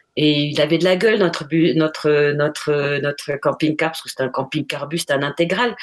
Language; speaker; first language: French; non-native, local second language; Arabic